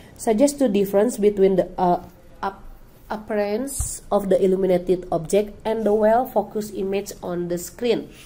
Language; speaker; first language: English; non-native, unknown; Indonesian